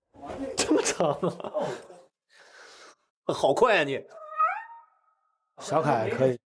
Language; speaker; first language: Chinese; native; Chinese